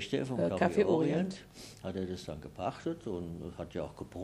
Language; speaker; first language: German; native; German